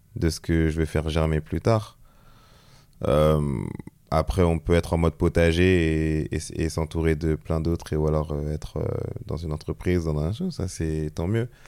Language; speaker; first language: French; native; French